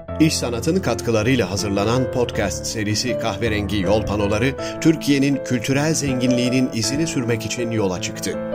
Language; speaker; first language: Turkish; native; Turkish